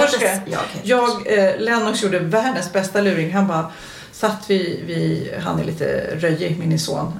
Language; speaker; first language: Swedish; native; Swedish